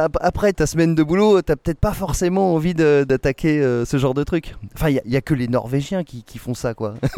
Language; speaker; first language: French; native; French